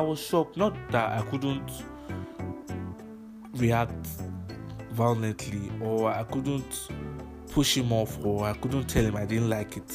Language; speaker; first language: English; non-native, local second language; Yoruba